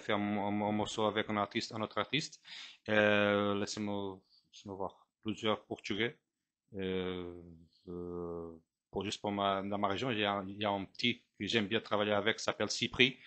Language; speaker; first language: French; non-native, fluent; Portuguese